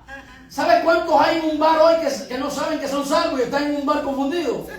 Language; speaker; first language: Spanish; native; Spanish